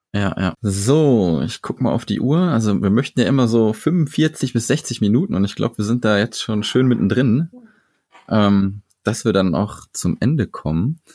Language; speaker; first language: German; native; German